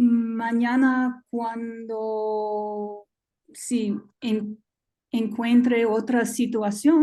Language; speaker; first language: Spanish; non-native, learner; English